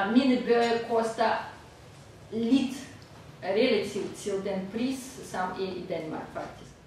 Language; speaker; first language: Danish; non-native, fluent; Russian